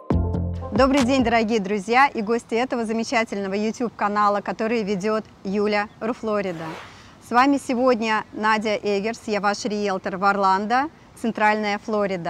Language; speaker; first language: Russian; native; Russian